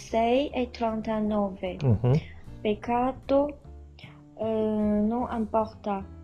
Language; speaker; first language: Italian; non-native, learner; Chinese